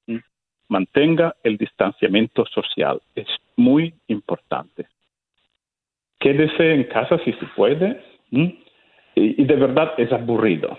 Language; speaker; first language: Spanish; non-native, fluent; Italian